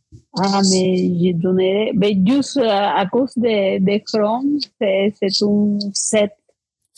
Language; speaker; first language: French; non-native, fluent; Spanish